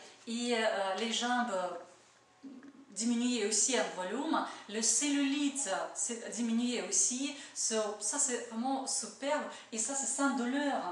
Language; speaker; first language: French; non-native, learner; Russian